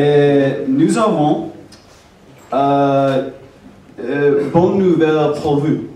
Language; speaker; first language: French; non-native, learner; English